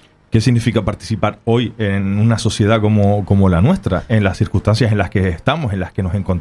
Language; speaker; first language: Spanish; native; Spanish